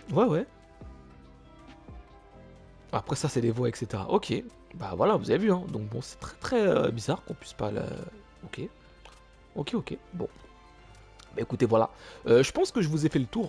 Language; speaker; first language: French; native; French